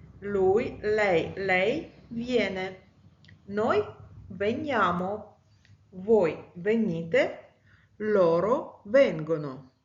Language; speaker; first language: Italian; non-native, fluent; Ukrainian